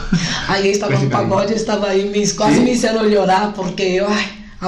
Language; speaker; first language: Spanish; non-native, fluent; Portuguese